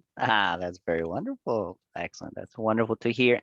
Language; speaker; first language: English; non-native, fluent; Spanish